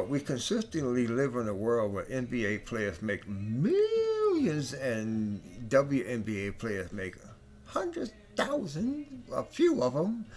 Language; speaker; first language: English; native; English